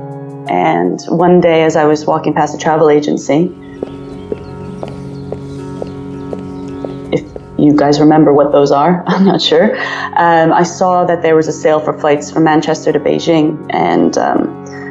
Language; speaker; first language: English; native; English